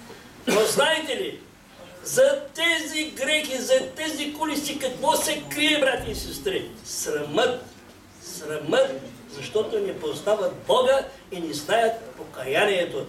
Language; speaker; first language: Bulgarian; non-native, local second language; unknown